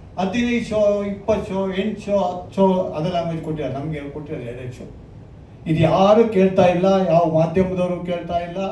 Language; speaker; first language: Kannada; native; Kannada